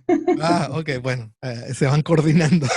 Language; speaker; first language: Spanish; native; Spanish